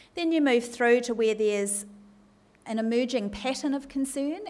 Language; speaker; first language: English; native; English